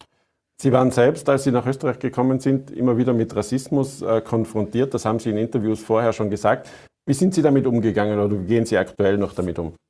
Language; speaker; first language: German; native; German